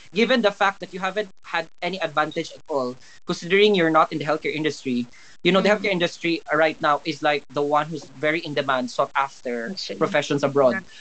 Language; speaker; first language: English; non-native, local second language; Cebuano